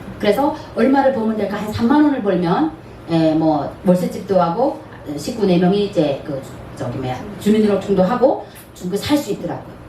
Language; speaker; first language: Korean; native; Korean